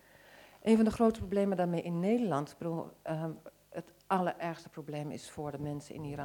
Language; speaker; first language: Dutch; native; Dutch